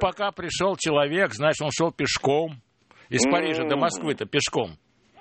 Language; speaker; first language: Russian; native; Russian